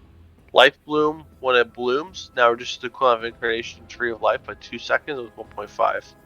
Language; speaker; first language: English; native; English